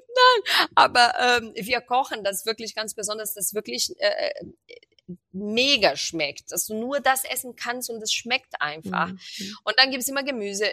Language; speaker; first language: German; non-native, fluent; Portuguese